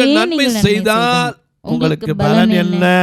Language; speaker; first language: Tamil; native; Tamil